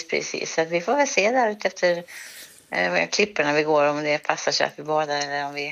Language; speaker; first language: Swedish; native; Swedish